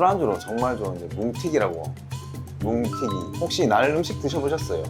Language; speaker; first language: Korean; native; Korean